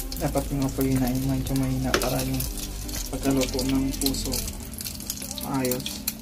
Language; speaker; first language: Filipino; non-native, local second language; Hiligaynon